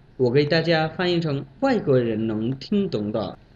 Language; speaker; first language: Chinese; non-native, fluent; Bangla